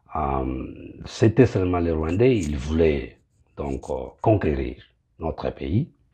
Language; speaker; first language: French; non-native, local second language; Kinyarwanda